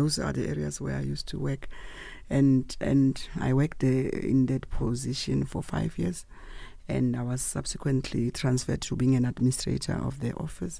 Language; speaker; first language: English; non-native, local second language; Tswana